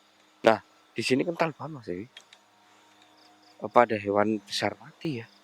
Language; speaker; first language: Indonesian; native; Indonesian